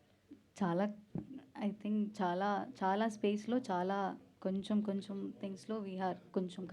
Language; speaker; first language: Telugu; non-native, learner; Malayalam